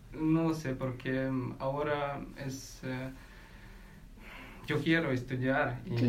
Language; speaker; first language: Spanish; non-native, learner; Ukrainian